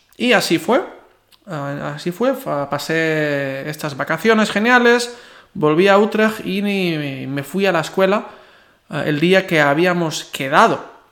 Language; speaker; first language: Spanish; non-native, local second language; Catalan